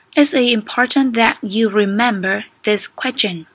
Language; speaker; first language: English; non-native, fluent; Vietnamese